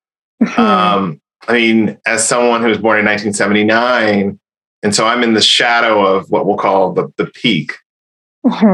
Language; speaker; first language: English; native; English